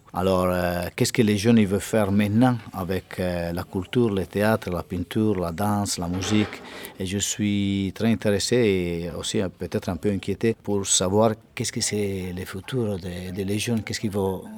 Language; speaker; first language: French; non-native, fluent; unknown